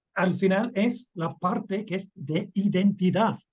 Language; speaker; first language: Spanish; non-native, fluent; English